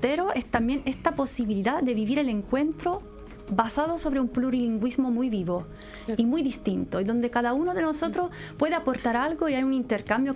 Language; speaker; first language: Spanish; non-native, fluent; Italian